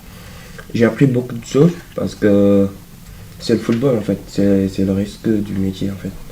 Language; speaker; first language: French; non-native, local second language; Wolof